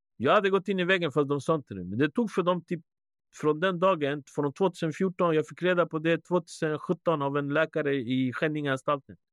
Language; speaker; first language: Swedish; early bilingual, other home language; Spanish